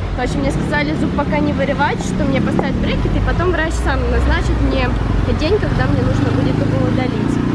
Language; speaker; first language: Russian; native; Russian